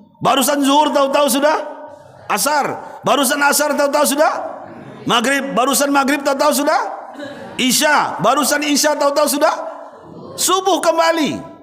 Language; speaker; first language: Indonesian; native; Indonesian